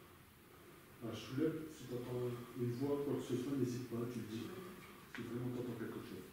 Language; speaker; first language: French; native; French